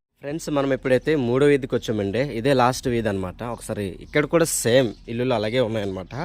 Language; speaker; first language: Telugu; native; Telugu